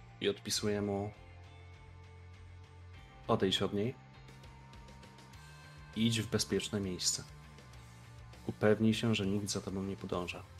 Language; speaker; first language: Polish; native; Polish